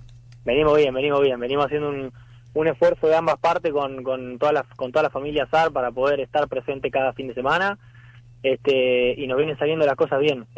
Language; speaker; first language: Spanish; native; Spanish